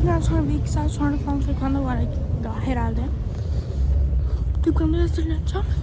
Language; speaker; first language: Turkish; early bilingual, heritage; Turkish